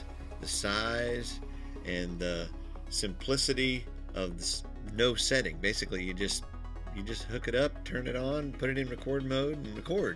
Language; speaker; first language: English; native; English